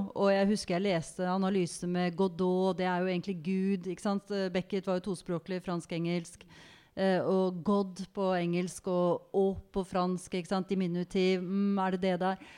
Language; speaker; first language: Norwegian; native; Norwegian